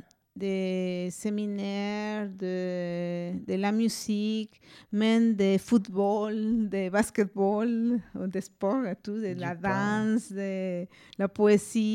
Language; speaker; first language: French; non-native, fluent; Spanish